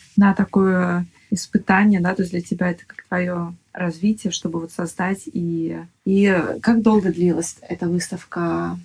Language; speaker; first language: Russian; native; Russian